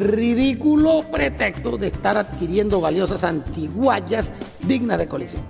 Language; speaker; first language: Spanish; native; Spanish